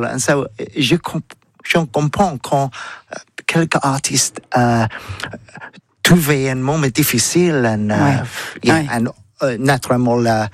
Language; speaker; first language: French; non-native, learner; English